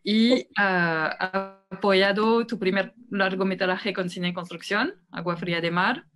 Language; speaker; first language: Spanish; non-native, fluent; French